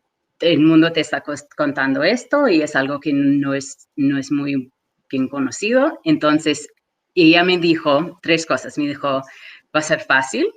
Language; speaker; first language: Spanish; non-native, fluent; English